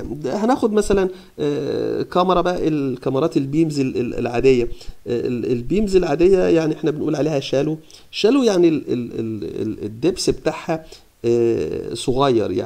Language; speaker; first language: Arabic; native; Arabic